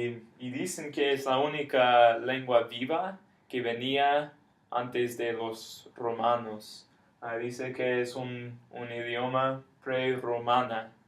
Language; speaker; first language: Spanish; non-native, fluent; English